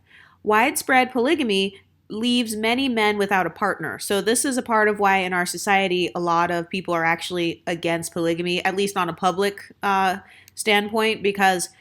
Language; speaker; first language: English; native; English